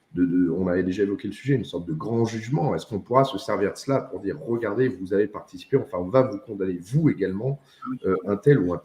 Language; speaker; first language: French; native; French